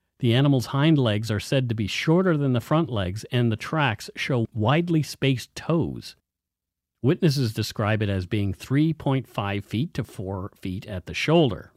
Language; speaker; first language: English; native; English